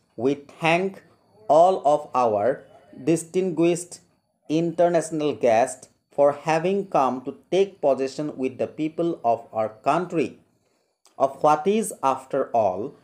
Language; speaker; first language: English; non-native, local second language; Assamese